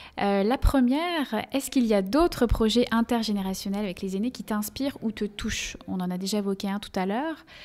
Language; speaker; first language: French; native; French